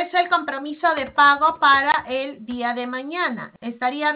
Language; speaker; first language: Spanish; native; Spanish